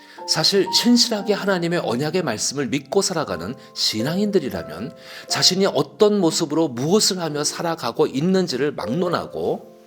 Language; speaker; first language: Korean; native; Korean